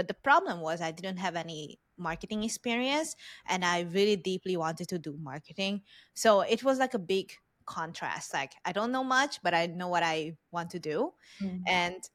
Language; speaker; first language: English; non-native, fluent; Hungarian